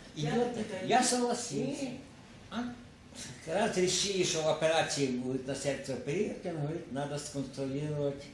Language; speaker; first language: Russian; non-native, local second language; Ukrainian